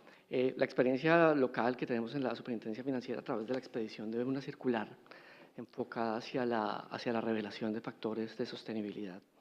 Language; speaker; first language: Spanish; native; Spanish